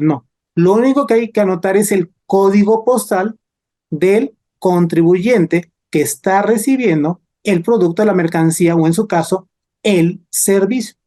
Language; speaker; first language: Spanish; native; Spanish